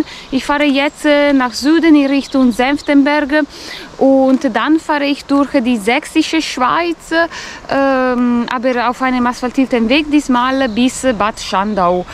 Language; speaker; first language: German; non-native, fluent; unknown